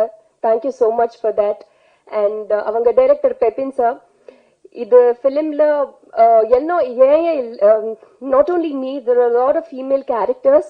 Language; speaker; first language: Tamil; non-native, learner; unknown